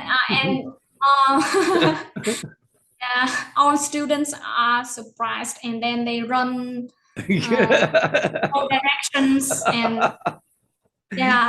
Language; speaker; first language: English; non-native, learner; Vietnamese